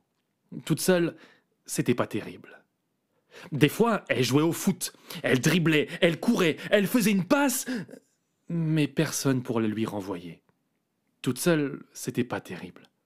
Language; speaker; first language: French; native; French